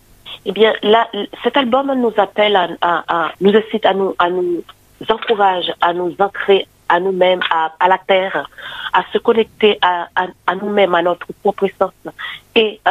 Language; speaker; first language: French; non-native, local second language; Haitian Creole